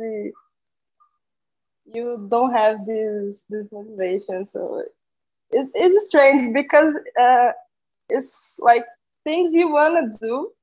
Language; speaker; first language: English; non-native, learner; Portuguese